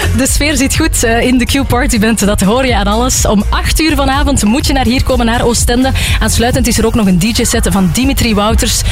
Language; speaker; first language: Dutch; native; Dutch